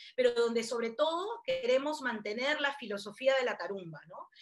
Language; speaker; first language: Spanish; native; Spanish